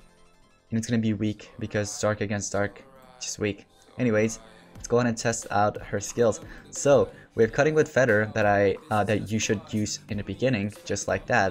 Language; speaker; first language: English; native; English